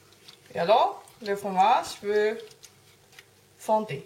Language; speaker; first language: French; non-native, learner; Danish